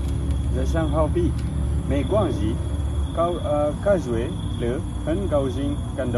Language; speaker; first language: Chinese; non-native, learner; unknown